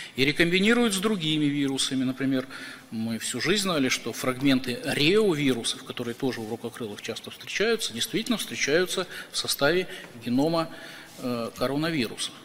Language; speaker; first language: Russian; native; Russian